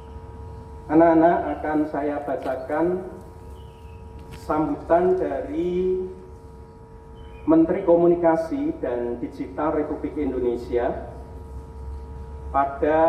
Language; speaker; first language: Indonesian; native; Indonesian